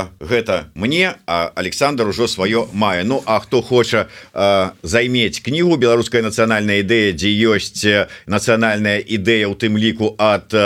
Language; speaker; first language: Belarusian; non-native, local second language; Russian